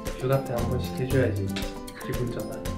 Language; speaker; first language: Korean; native; Korean